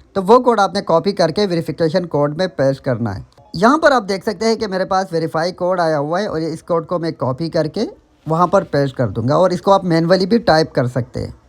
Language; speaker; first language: Urdu; non-native, local second language; Pashto